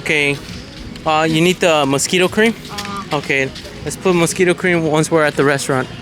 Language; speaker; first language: English; non-native, fluent; Spanish